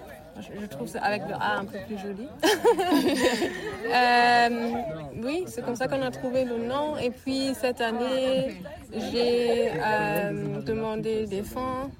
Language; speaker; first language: French; early bilingual, heritage; French